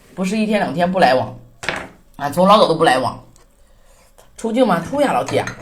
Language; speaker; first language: Chinese; native; Chinese